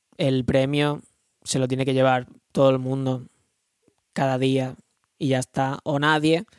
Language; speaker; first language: Spanish; native; Spanish